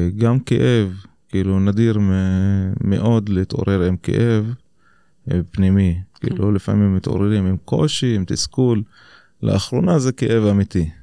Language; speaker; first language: Hebrew; non-native, local second language; Arabic